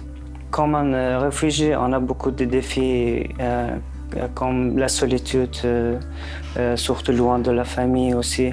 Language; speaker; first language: French; non-native, learner; Persian